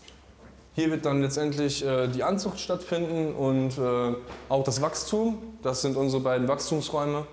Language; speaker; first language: German; native; German